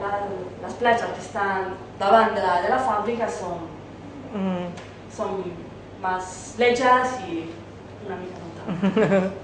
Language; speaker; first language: Catalan; non-native, learner; Italian